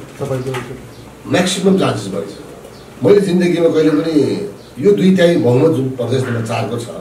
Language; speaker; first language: Nepali; non-native, local second language; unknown